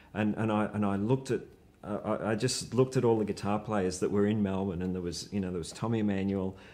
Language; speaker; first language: English; native; English